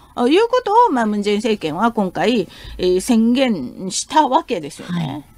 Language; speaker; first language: Japanese; non-native, fluent; Korean